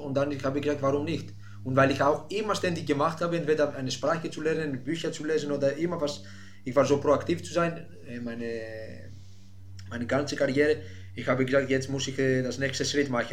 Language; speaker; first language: German; non-native, fluent; Greek